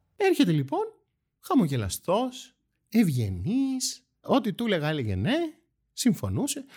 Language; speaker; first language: Greek; native; Greek